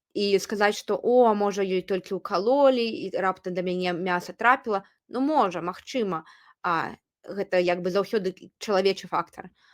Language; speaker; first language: Belarusian; native; Belarusian